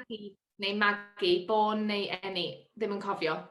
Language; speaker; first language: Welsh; non-native, learner; English